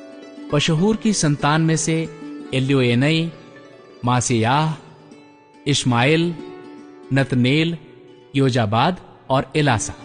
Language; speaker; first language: Hindi; native; Hindi